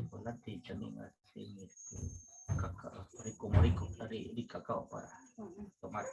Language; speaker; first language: Spanish; non-native, local second language; Quechua